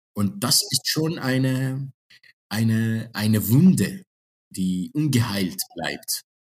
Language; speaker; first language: German; non-native, fluent; Arabic